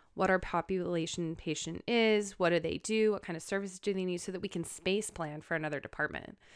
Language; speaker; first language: English; native; English